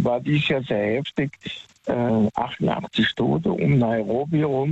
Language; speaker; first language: German; native; German